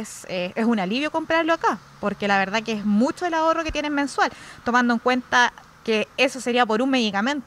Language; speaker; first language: Spanish; native; Spanish